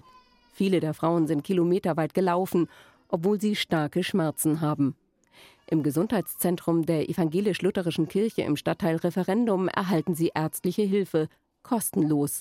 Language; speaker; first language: German; native; German